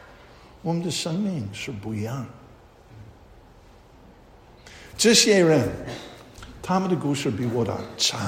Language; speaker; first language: Chinese; non-native, fluent; English